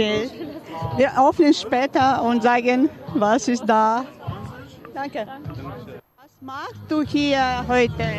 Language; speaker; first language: German; non-native, learner; Ukrainian